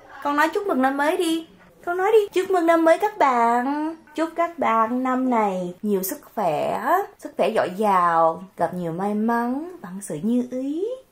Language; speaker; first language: Vietnamese; early bilingual, heritage; Vietnamese